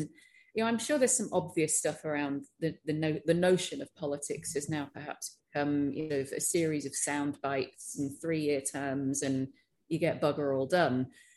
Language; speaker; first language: English; native; English